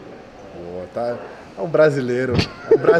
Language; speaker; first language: Portuguese; native; Portuguese